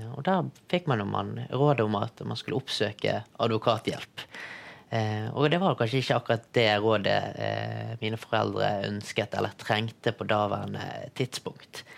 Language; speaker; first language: Norwegian; early bilingual, other home language; Tamil